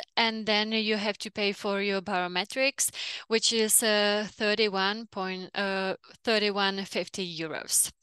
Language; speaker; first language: English; non-native, fluent; Czech